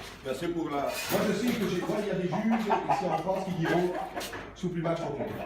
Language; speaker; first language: French; native; French